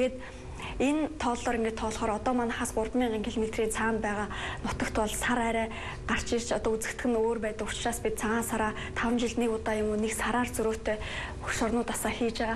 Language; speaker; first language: Mongolian; native; Mongolian